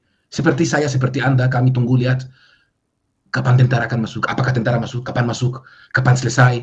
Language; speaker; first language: Indonesian; non-native, fluent; Hebrew